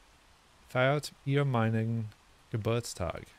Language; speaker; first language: German; non-native, learner; English